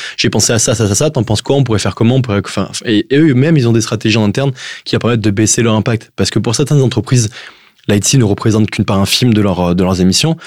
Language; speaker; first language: French; native; French